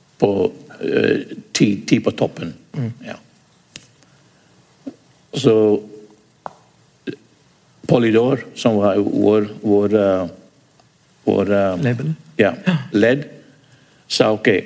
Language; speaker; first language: Norwegian; non-native, fluent; English